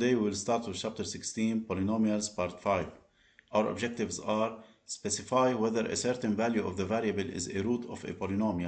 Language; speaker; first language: English; non-native, local second language; Arabic